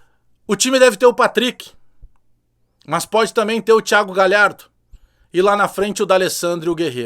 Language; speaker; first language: Portuguese; native; Portuguese